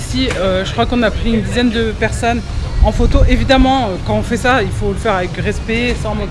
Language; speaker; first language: French; native; French